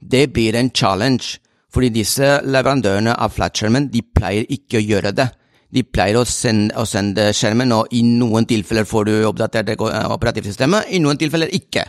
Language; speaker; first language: Norwegian; non-native, fluent; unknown